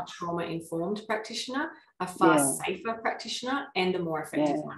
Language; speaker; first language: English; native; English